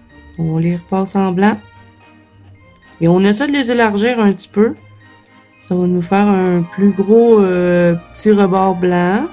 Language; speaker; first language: French; native; French